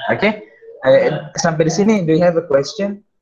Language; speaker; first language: English; non-native, fluent; Indonesian